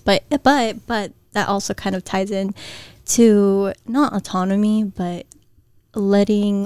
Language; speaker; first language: English; early bilingual, other home language; Filipino